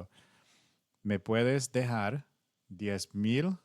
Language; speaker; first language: Spanish; non-native, learner; English